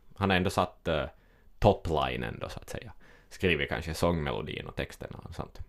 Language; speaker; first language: Swedish; native; Swedish